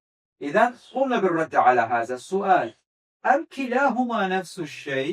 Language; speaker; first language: Arabic; non-native, fluent; Azerbaijani